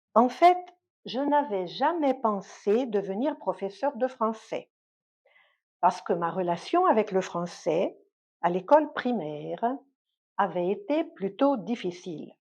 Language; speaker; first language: French; native; French